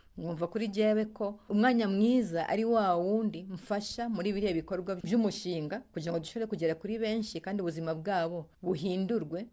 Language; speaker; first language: Kinyarwanda; early bilingual, heritage; Kinyarwanda